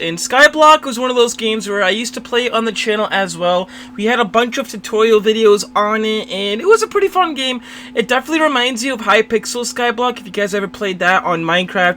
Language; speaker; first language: English; native; English